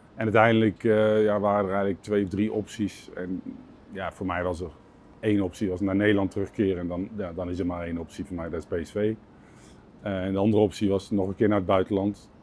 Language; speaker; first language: Dutch; native; Dutch